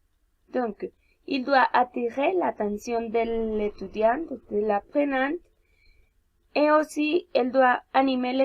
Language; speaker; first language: French; non-native, learner; Spanish